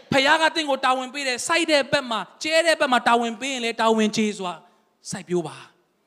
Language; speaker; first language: Burmese; non-native, local second language; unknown